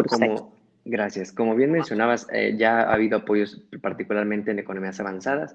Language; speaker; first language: Spanish; native; Spanish